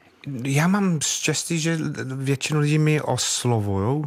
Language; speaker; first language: Czech; non-native, fluent; English